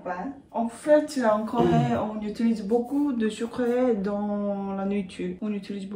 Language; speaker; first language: French; non-native, learner; Korean